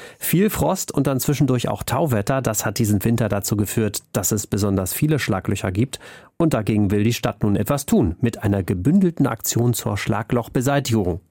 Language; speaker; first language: German; native; German